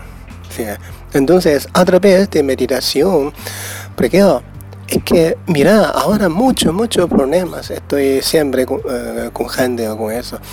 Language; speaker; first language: Spanish; non-native, learner; Chinese